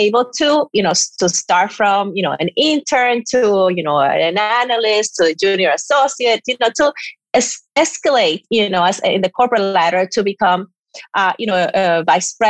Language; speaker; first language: English; non-native, fluent; Spanish